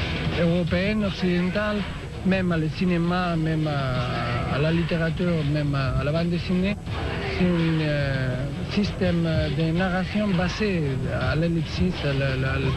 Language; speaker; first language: French; non-native, fluent; Spanish